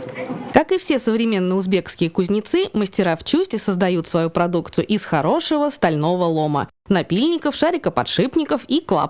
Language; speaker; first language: Russian; native; Russian